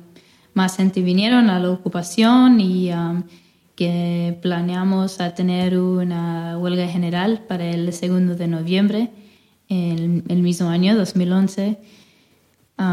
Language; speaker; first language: Spanish; non-native, fluent; English